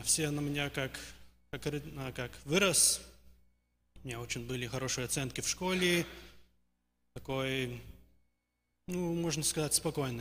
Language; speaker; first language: Russian; early bilingual, heritage; Russian